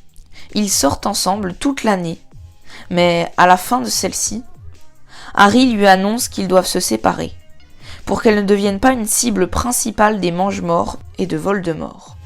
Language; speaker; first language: French; native; French